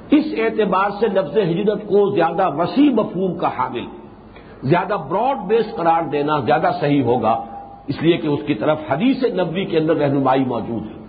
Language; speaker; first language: Urdu; native; Urdu